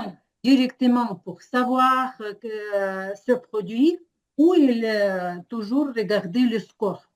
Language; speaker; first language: French; non-native, learner; Ukrainian